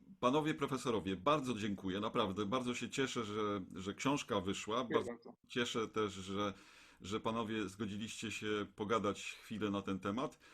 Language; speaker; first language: Polish; native; Polish